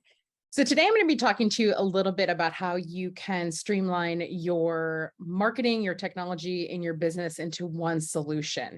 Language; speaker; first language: English; native; English